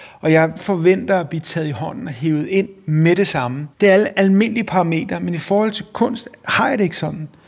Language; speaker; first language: Danish; native; Danish